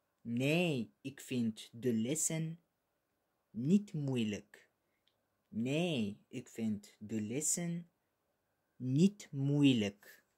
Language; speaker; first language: Dutch; non-native, fluent; Arabic